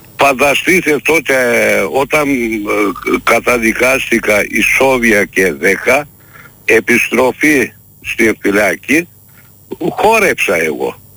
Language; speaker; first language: Greek; non-native, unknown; Turkish